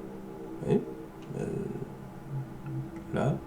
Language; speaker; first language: French; native; French